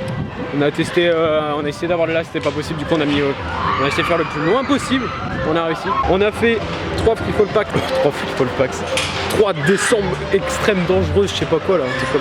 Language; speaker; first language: French; native; French